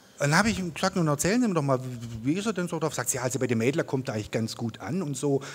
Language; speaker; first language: German; native; German